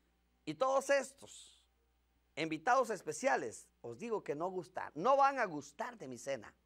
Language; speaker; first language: Spanish; native; Spanish